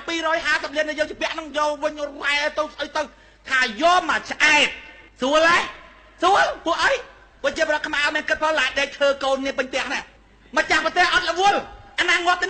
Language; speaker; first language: Khmer; native; Khmer